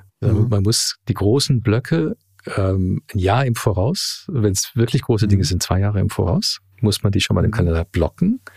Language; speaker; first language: German; early bilingual, heritage; German